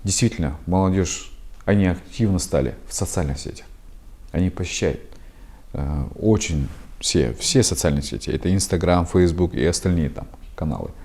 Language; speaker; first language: Russian; non-native, local second language; Kazakh